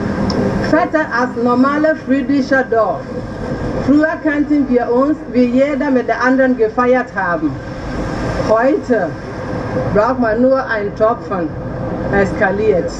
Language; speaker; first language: German; non-native, learner; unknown